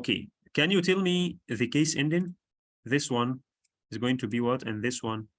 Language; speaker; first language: English; non-native, fluent; Arabic